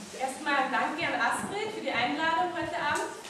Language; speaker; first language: German; native; German